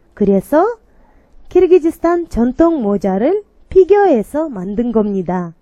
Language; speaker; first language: Korean; non-native, fluent; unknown